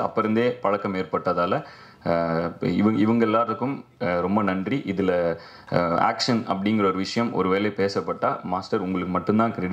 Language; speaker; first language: Tamil; native; Tamil